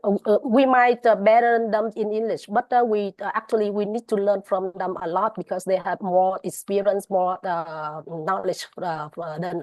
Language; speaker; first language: English; non-native, fluent; Vietnamese